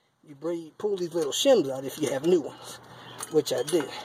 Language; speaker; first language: English; native; English